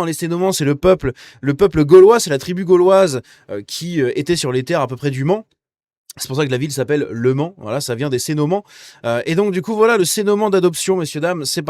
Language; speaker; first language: French; native; French